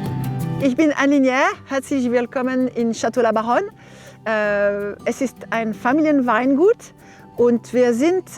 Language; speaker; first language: German; non-native, learner; French